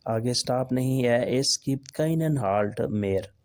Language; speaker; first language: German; non-native, learner; Urdu